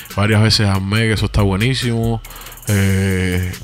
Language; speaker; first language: Spanish; native; Spanish